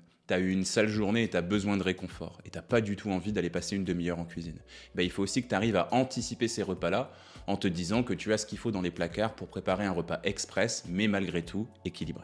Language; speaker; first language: French; native; French